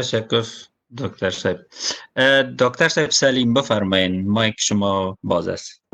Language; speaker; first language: Persian; native; Persian